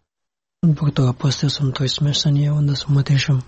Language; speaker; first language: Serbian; non-native, learner; Pashto